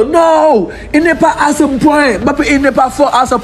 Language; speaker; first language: French; non-native, local second language; Wolof